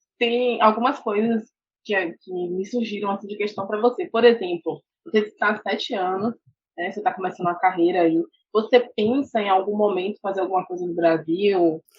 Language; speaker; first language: Portuguese; native; Portuguese